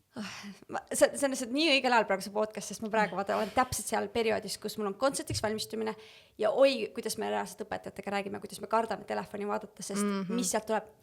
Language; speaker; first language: Estonian; native; Estonian